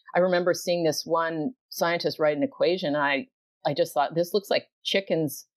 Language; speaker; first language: English; native; English